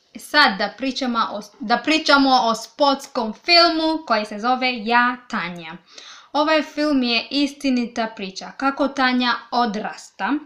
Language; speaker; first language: Serbian; non-native, learner; Swahili